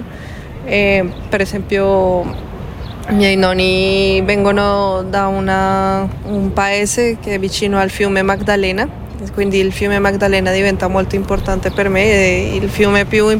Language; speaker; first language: Italian; non-native, fluent; Spanish